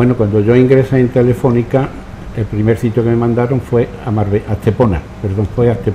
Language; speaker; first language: Spanish; native; Spanish